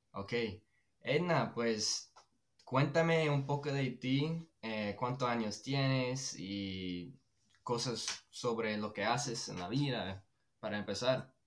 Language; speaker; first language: Spanish; non-native, fluent; English